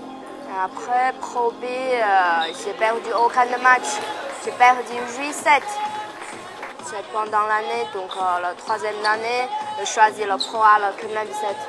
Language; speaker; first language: French; non-native, learner; Chinese